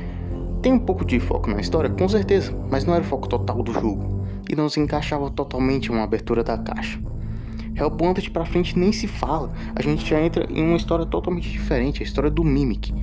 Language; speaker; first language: Portuguese; native; Portuguese